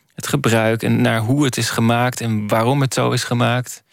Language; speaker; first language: Dutch; native; Dutch